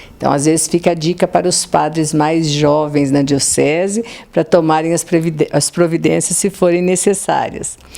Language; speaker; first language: Portuguese; native; Portuguese